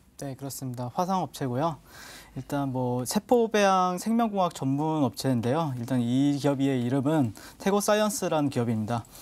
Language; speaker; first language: Korean; native; Korean